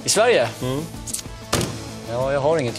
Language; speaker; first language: Swedish; native; Swedish